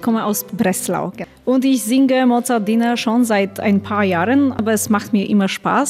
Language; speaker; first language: German; non-native, fluent; Polish